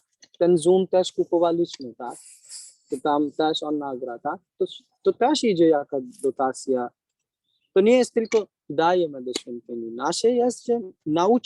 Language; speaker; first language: Polish; non-native, learner; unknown